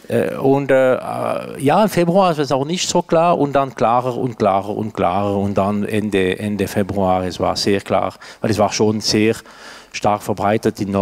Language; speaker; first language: German; non-native, local second language; French